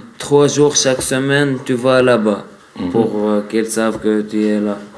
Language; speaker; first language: French; non-native, learner; Arabic